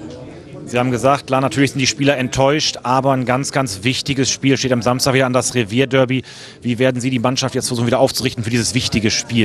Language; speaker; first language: German; native; German